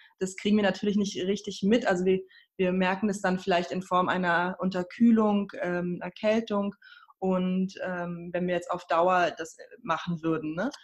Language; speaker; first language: German; early bilingual, other home language; Persian